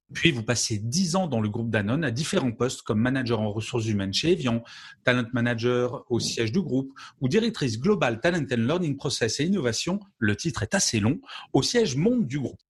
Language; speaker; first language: French; native; French